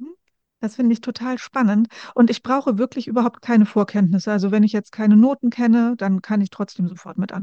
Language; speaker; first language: German; native; German